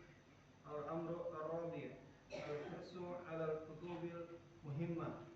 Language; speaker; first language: Arabic; non-native, learner; Indonesian